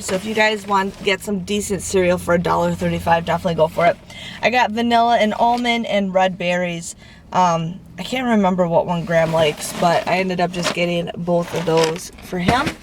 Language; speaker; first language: English; native; English